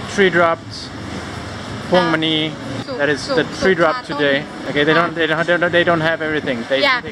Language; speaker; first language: English; non-native, fluent; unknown